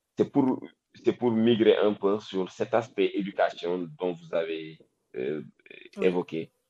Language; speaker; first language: French; non-native, local second language; Wolof